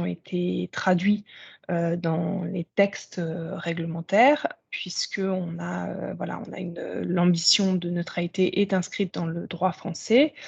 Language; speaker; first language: French; native; French